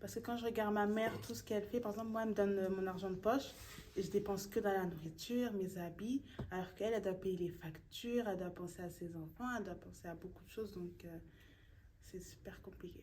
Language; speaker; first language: French; native; French